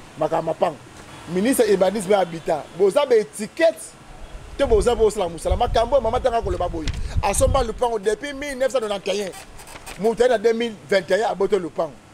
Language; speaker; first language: Lingala; native; Lingala